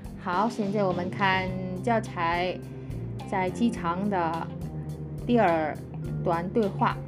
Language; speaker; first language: Chinese; non-native, fluent; Indonesian